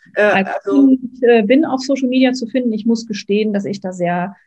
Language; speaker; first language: German; native; German